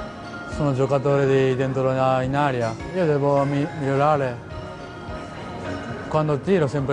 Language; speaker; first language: Italian; non-native, learner; Japanese